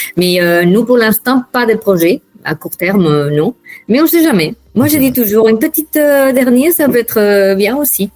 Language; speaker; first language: French; non-native, fluent; Spanish